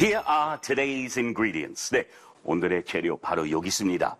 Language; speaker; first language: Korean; non-native, fluent; English